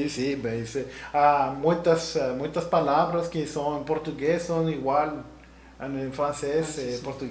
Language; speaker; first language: Portuguese; non-native, learner; Spanish